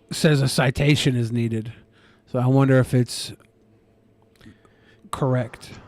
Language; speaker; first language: English; native; English